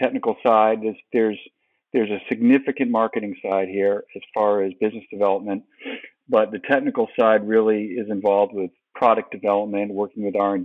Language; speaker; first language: English; native; English